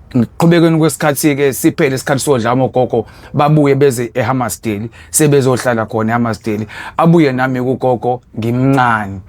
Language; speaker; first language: Zulu; native; Zulu